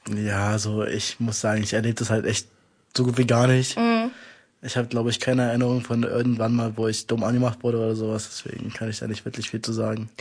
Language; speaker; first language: German; native; German